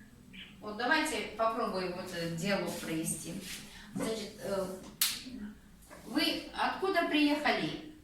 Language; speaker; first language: Russian; non-native, local second language; Kazakh